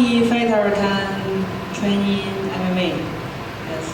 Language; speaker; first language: English; non-native, learner; Chinese